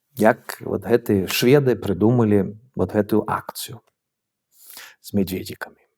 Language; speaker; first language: Belarusian; non-native, fluent; Swedish